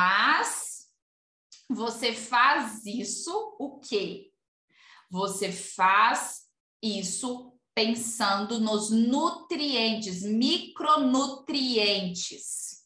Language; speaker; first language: Portuguese; native; Portuguese